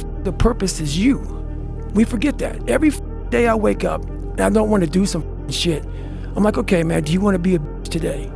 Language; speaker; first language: English; native; English